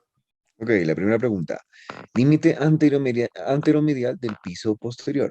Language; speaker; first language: Spanish; native; Spanish